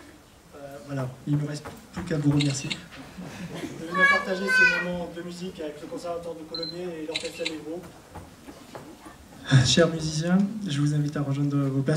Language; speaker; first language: French; native; French